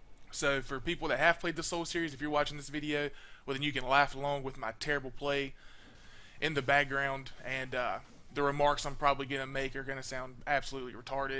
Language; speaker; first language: English; native; English